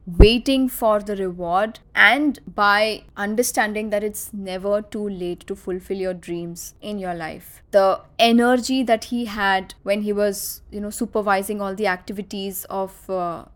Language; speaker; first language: English; non-native, local second language; Marathi